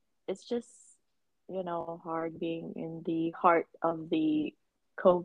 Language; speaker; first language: English; non-native, local second language; Cebuano